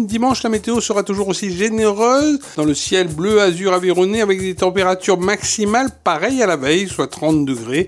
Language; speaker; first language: French; native; French